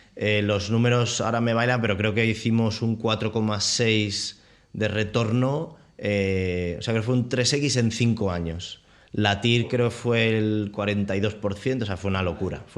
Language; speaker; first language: Spanish; native; Spanish